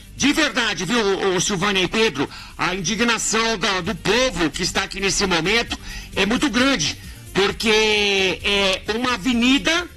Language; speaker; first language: Portuguese; native; Portuguese